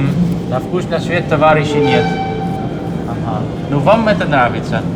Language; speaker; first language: Russian; non-native, learner; Dutch